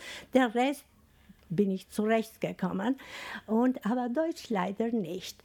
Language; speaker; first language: German; non-native, fluent; Albanian